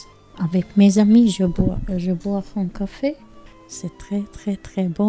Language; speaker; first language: French; non-native, learner; Albanian